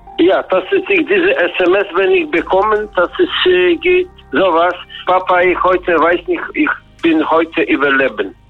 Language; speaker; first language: German; non-native, learner; Polish